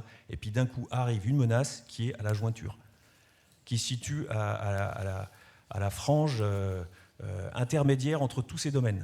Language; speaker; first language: French; native; French